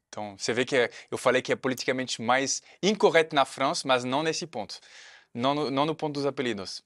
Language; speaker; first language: Portuguese; non-native, fluent; French